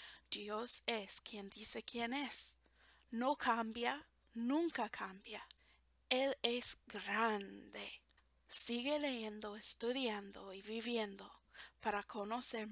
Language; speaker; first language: Spanish; non-native, fluent; English